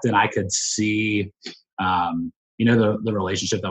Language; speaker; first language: English; native; English